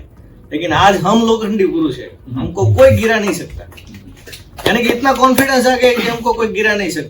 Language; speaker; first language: Hindi; non-native, local second language; Marathi